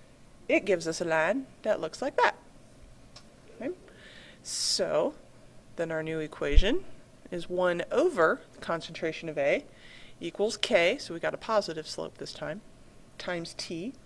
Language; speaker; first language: English; native; English